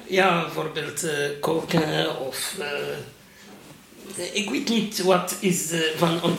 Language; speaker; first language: Dutch; non-native, learner; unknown